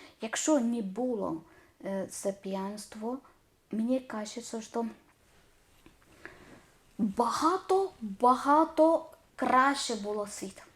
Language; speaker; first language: Ukrainian; non-native, learner; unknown